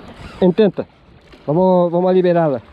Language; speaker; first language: Spanish; non-native, learner; Portuguese